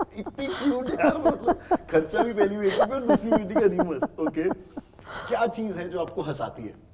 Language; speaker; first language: Hindi; non-native, local second language; Punjabi